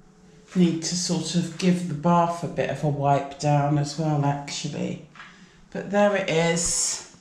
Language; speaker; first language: English; native; English